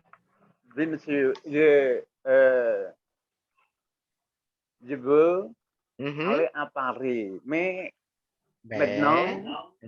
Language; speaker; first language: French; non-native, learner; Indonesian